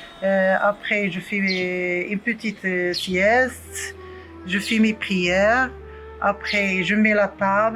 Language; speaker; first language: French; non-native, local second language; Arabic